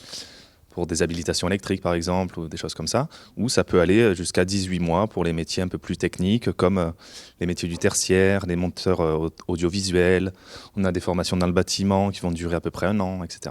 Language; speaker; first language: French; native; French